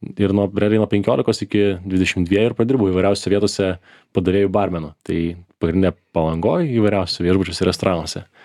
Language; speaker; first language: Lithuanian; native; Lithuanian